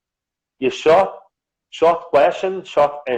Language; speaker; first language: English; non-native, learner; Portuguese